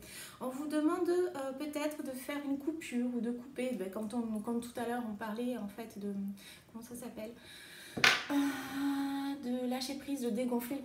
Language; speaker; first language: French; native; French